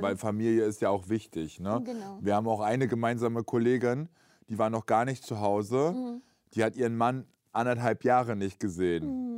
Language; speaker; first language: German; native; German